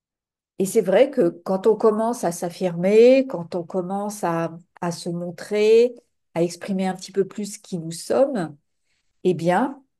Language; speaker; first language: French; native; French